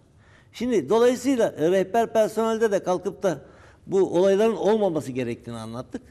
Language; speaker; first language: Turkish; native; Turkish